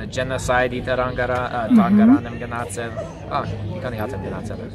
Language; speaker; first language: Armenian; non-native, learner; English